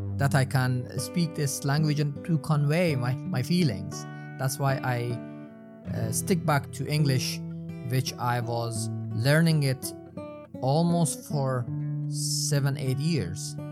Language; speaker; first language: English; non-native, fluent; Persian